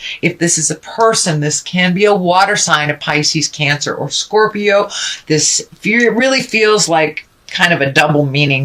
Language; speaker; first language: English; native; English